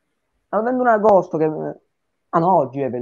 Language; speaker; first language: Italian; native; Italian